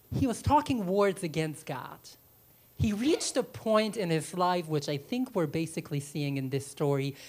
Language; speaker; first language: English; early bilingual, other home language; Yiddish